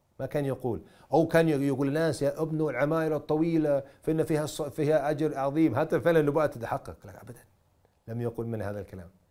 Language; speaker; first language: Arabic; non-native, fluent; English